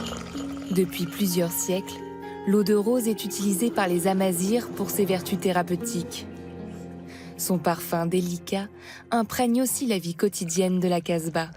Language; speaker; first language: French; native; French